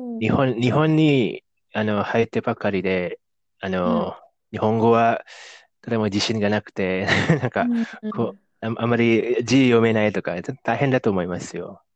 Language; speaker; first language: Japanese; non-native, fluent; Indonesian